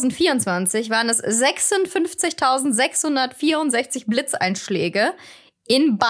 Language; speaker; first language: German; native; German